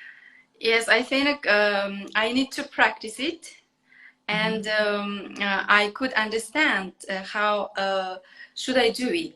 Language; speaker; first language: English; non-native, fluent; Kazakh